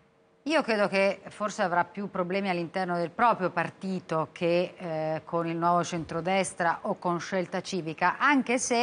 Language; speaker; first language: Italian; native; Italian